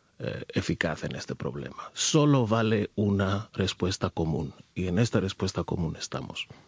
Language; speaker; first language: Spanish; non-native, fluent; Greek